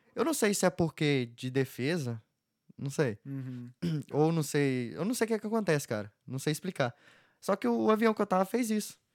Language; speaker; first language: Portuguese; native; Portuguese